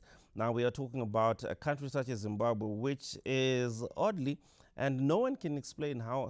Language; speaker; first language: English; non-native, local second language; Shona